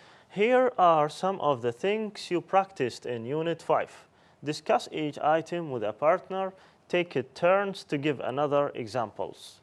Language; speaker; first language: English; non-native, fluent; Arabic